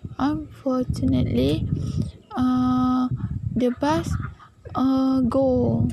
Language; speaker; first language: English; non-native, learner; Malay